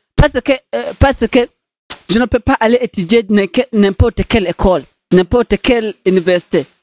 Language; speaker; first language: French; non-native, local second language; Rundi